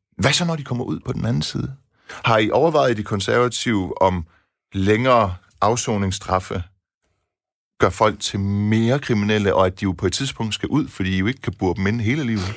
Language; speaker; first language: Danish; early bilingual, other home language; Persian